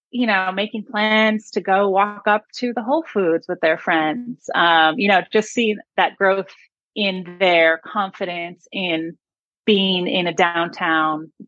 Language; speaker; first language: English; native; English